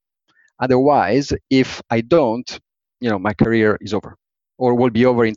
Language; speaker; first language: English; non-native, fluent; Italian